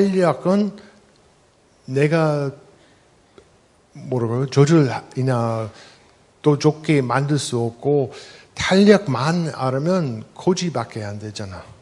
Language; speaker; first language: Korean; non-native, fluent; English